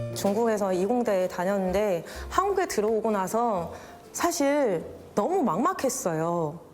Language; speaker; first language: Korean; non-native, fluent; Chinese